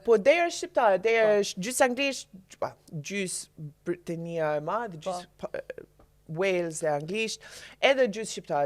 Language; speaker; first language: Albanian; non-native, learner; English